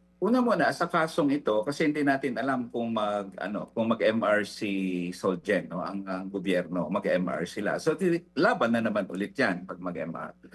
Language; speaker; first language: Filipino; non-native, local second language; Hiligaynon